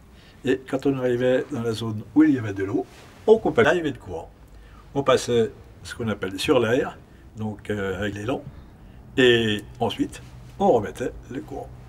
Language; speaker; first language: French; native; French